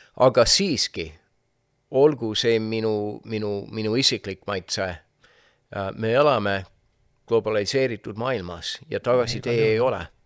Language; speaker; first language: Estonian; non-native, fluent; English